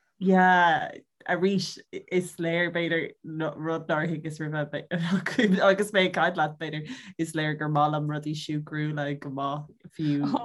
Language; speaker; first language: Irish; native; Irish